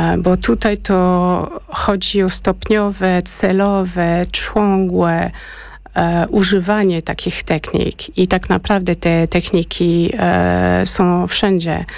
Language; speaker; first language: Polish; early bilingual, heritage; Polish